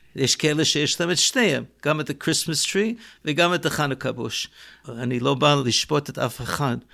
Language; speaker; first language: Hebrew; non-native, fluent; English